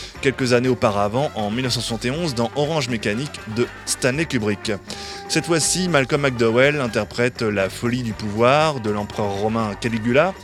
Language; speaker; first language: French; native; French